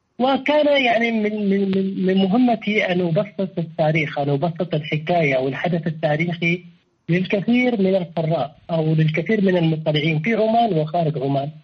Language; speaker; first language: Arabic; native; Arabic